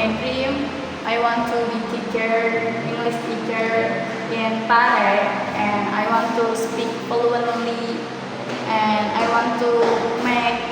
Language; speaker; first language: English; non-native, learner; Indonesian